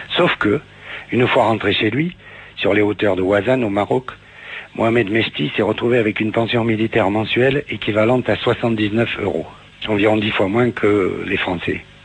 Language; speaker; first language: French; native; French